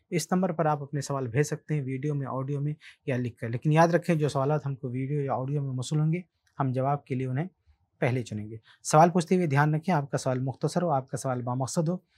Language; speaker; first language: Hindi; native; Hindi